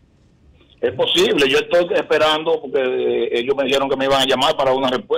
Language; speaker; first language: Spanish; native; Spanish